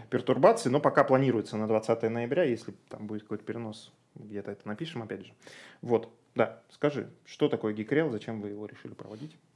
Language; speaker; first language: Russian; native; Russian